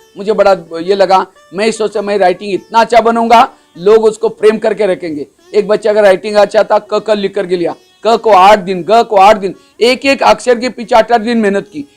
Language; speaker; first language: Hindi; non-native, local second language; Marathi